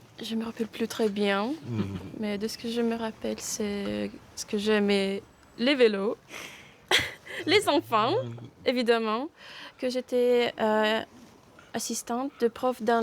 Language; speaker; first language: French; non-native, fluent; Russian